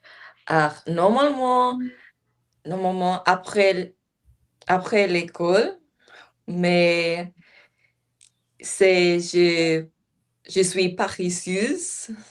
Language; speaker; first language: French; non-native, learner; English